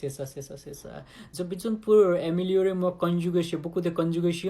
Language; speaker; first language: French; non-native, learner; Nepali